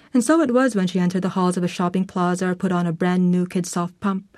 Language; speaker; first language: English; non-native, local second language; Filipino